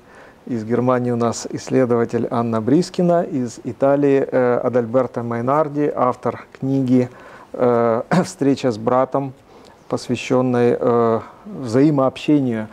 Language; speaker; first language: Russian; native; Russian